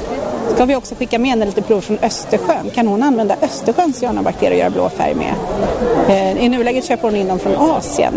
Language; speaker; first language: Swedish; native; Swedish